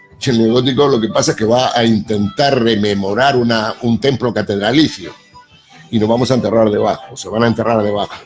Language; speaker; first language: Spanish; native; Spanish